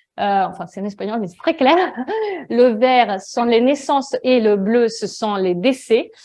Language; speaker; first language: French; non-native, fluent; Italian